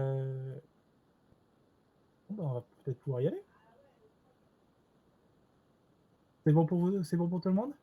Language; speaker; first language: French; native; French